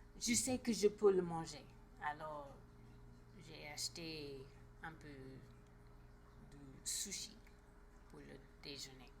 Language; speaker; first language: French; non-native, learner; English